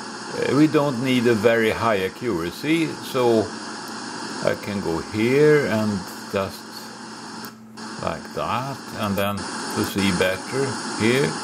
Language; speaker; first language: English; non-native, fluent; Swedish